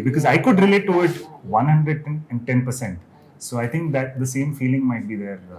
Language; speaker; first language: English; non-native, local second language; Kannada